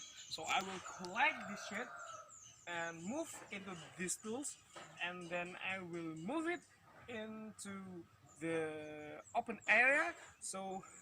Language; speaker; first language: English; non-native, fluent; Indonesian